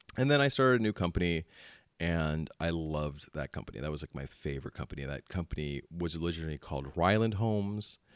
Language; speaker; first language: English; early bilingual, other home language; Filipino